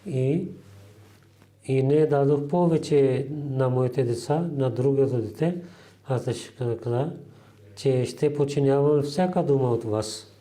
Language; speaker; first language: Bulgarian; non-native, learner; Urdu